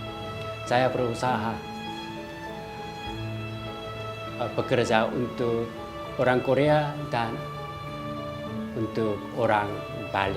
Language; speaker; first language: Indonesian; non-native, fluent; Korean